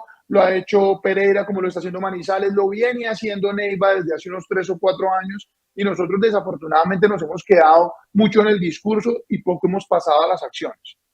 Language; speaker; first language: Spanish; native; Spanish